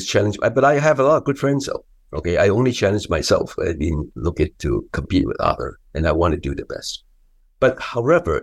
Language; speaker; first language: English; non-native, local second language; Cantonese